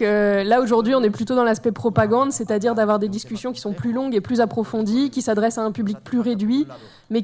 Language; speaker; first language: French; native; French